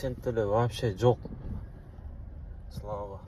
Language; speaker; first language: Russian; non-native, local second language; Kyrgyz